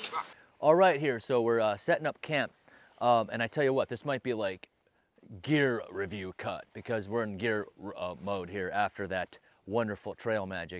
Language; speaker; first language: English; native; English